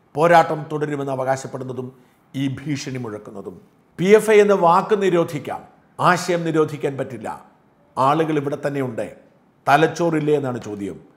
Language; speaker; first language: Malayalam; native; Malayalam